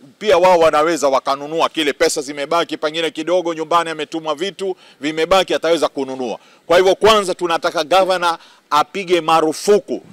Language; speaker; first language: Swahili; native; Swahili